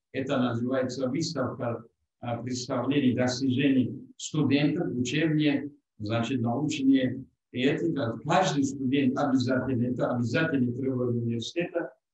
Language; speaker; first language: Russian; non-native, local second language; Tajik